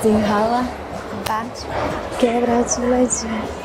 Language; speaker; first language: Portuguese; native; Portuguese